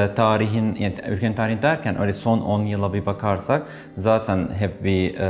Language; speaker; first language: Turkish; non-native, fluent; Arabic